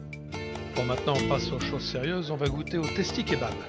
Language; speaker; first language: French; native; French